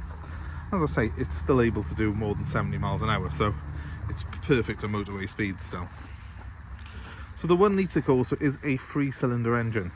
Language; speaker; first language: English; native; English